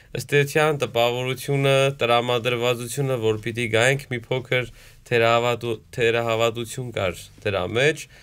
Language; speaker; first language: Armenian; native; Armenian